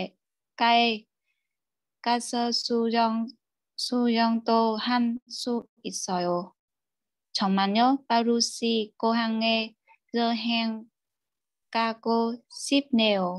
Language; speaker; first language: Korean; non-native, learner; Vietnamese